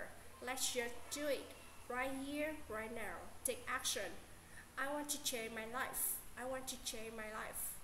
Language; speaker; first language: English; non-native, learner; Vietnamese